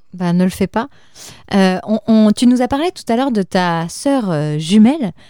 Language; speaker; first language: French; native; French